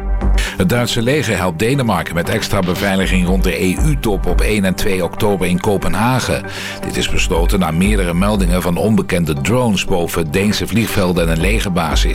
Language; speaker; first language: Dutch; native; Dutch